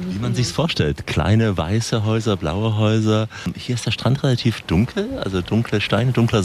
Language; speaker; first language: German; native; German